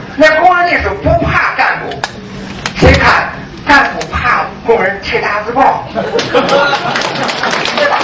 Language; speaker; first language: Chinese; early bilingual, other home language; English